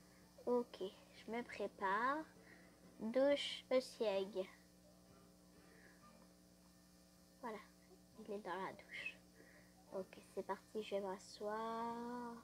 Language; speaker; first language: French; native; French